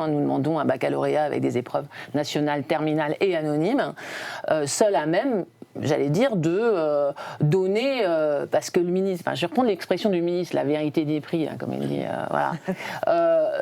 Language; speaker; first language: French; native; French